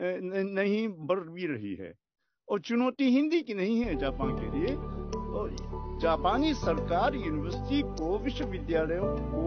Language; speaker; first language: Hindi; non-native, fluent; Japanese